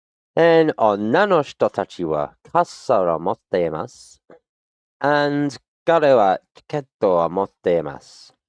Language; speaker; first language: Japanese; non-native, learner; English